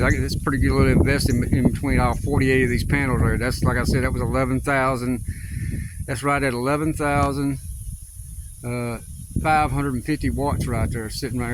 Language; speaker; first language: English; native; English